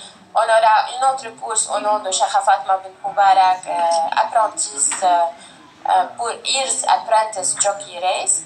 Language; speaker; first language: French; non-native, fluent; Arabic